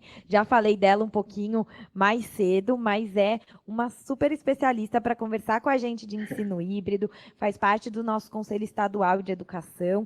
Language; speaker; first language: Portuguese; native; Portuguese